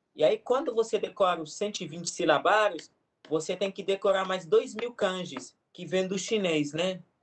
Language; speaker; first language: Portuguese; non-native, local second language; Kabuverdianu